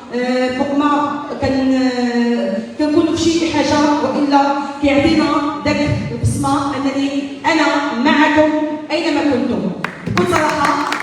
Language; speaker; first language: Arabic; native; Arabic